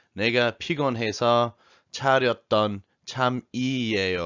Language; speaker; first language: Korean; non-native, learner; English